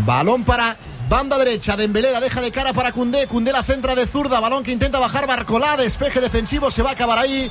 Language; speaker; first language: Spanish; native; Spanish